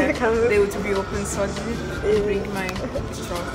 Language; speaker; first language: English; non-native, fluent; Portuguese